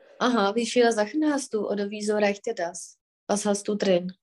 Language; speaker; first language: German; non-native, fluent; Czech